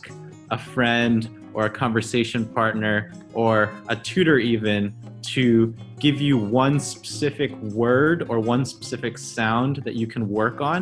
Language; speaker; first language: English; early bilingual, other home language; Chinese